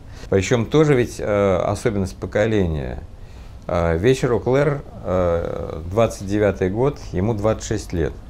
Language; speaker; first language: Russian; native; Russian